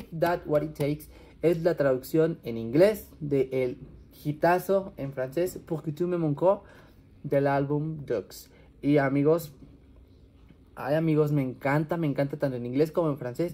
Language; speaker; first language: Spanish; native; Spanish